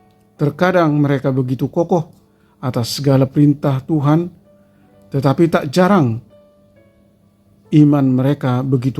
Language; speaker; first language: Indonesian; native; Indonesian